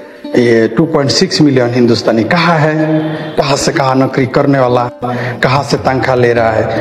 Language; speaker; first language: Hindi; non-native, fluent; Bangla